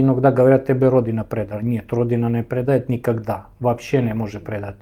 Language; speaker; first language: Russian; non-native, fluent; Serbian